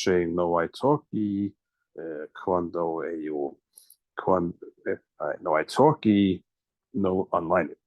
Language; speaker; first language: Portuguese; non-native, learner; English